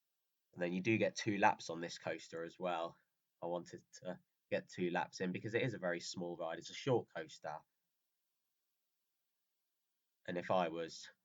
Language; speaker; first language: English; native; English